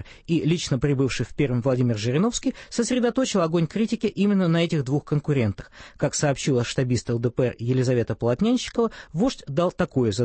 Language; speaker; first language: Russian; native; Russian